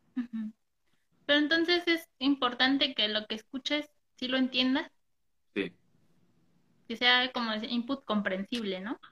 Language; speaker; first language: Spanish; native; Spanish